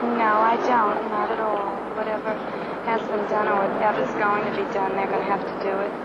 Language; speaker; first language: English; native; English